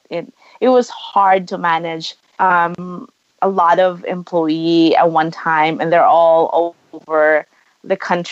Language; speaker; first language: English; non-native, local second language; Cebuano